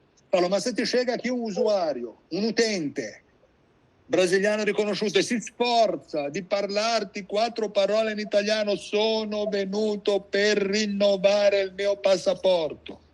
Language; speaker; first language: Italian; non-native, fluent; Portuguese